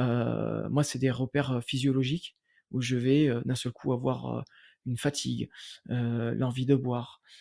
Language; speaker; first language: French; native; French